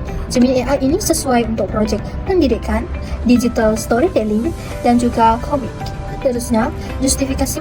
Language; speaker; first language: Malay; native; Malay